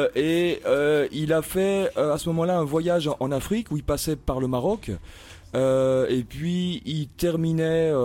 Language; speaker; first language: French; native; French